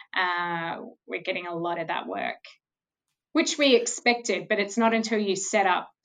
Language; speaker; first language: English; native; English